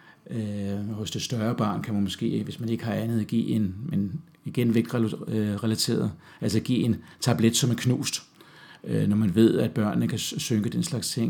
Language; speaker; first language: Danish; native; Danish